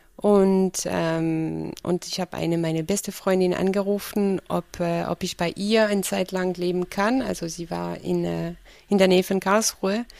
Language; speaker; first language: German; non-native, fluent; French